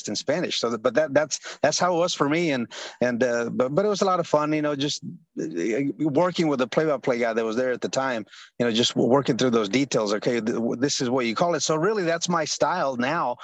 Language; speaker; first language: English; early bilingual, other home language; Spanish